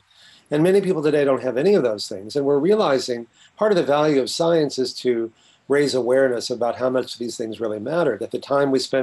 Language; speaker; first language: English; native; English